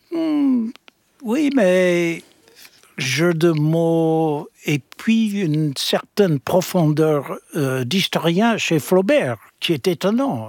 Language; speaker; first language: French; non-native, fluent; English